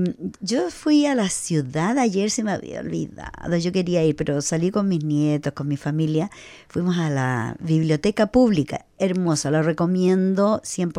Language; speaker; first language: Spanish; native; Spanish